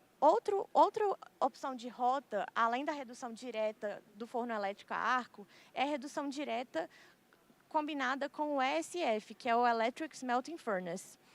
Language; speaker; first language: Portuguese; native; Portuguese